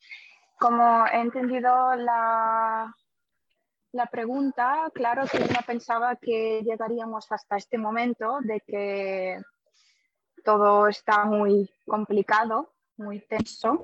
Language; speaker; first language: Spanish; non-native, fluent; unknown